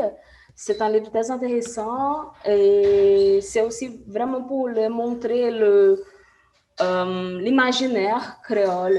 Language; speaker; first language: French; non-native, fluent; Portuguese